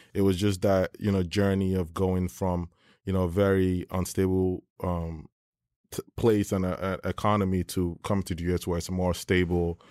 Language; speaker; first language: English; non-native, local second language; Yoruba